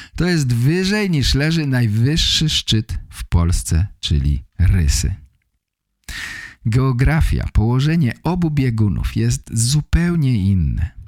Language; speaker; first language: Polish; native; Polish